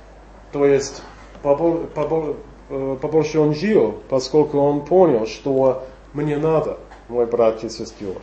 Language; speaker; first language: Russian; non-native, fluent; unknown